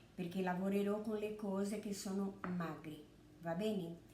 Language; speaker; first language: Italian; non-native, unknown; Portuguese